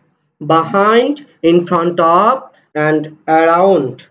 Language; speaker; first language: English; non-native, local second language; Bangla